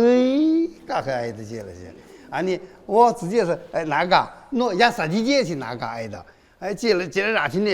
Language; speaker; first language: Russian; non-native, learner; Chinese